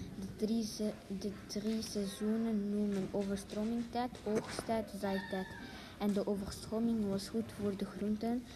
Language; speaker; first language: Dutch; non-native, local second language; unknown